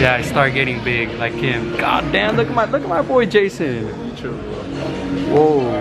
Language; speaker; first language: English; early bilingual, other home language; Spanish